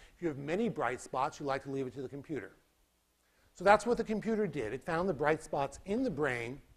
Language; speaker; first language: English; native; English